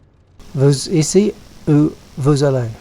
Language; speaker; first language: French; non-native, learner; English